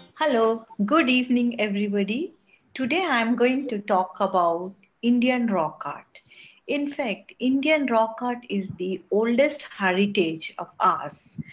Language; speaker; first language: English; non-native, local second language; Hindi